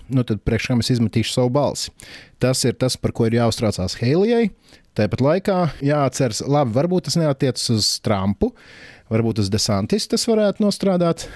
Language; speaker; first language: Latvian; native; Latvian